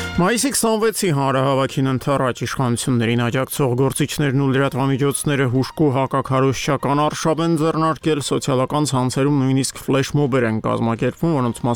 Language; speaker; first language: Armenian; native; Armenian